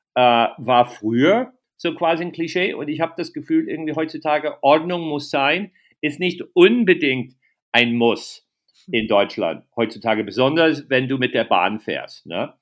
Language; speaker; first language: German; non-native, fluent; English